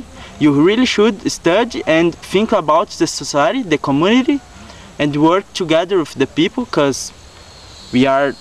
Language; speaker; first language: English; non-native, learner; Portuguese